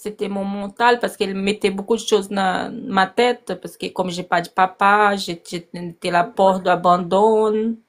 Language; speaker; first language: French; non-native, learner; Portuguese